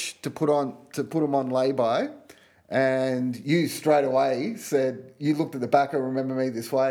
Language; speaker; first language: English; native; English